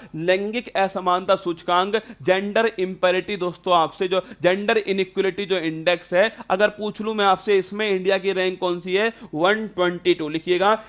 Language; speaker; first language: Hindi; native; Hindi